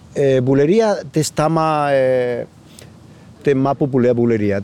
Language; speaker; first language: Danish; non-native, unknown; Spanish